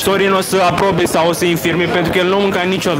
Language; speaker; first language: Romanian; native; Romanian